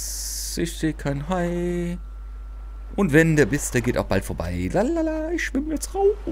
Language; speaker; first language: German; native; German